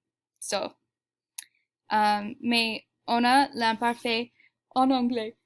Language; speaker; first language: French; non-native, fluent; English